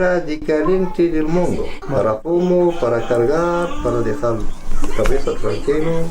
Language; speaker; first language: Spanish; non-native, learner; Arabic